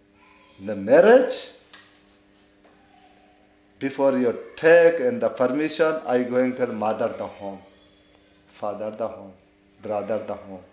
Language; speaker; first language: English; non-native, learner; Baluchi